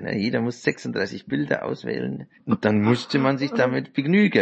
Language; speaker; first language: German; native; German